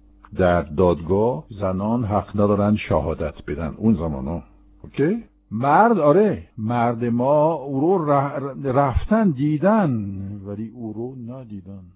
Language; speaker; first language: Persian; non-native, fluent; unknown